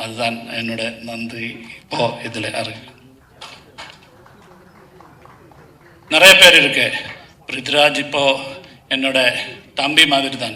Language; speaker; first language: Tamil; non-native, learner; Malayalam